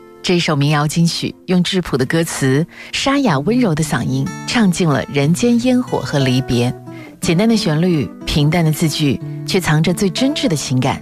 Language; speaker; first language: Chinese; native; Chinese